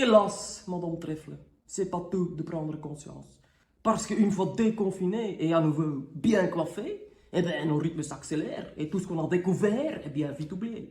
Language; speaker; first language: French; native; French